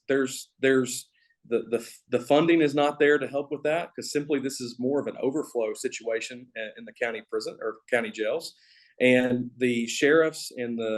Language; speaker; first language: English; native; English